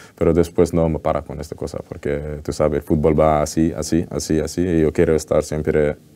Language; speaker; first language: Spanish; non-native, learner; Dutch